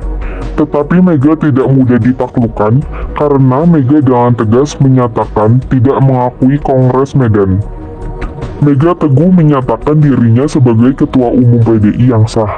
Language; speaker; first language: Indonesian; native; Indonesian